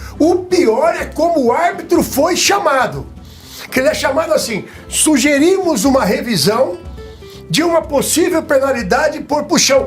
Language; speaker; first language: Portuguese; native; Portuguese